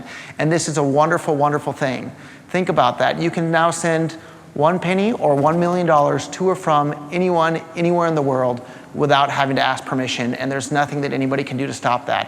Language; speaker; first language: English; native; English